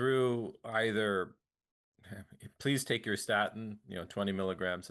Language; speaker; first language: English; native; English